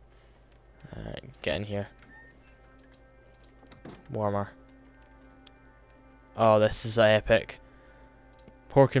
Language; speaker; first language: English; native; English